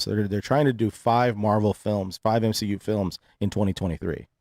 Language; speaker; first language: English; native; English